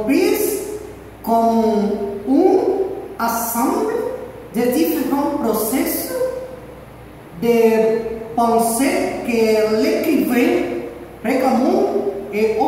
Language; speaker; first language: French; non-native, learner; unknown